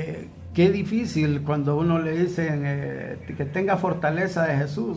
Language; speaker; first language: Spanish; native; Spanish